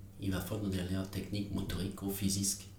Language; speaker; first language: Norwegian; non-native, fluent; French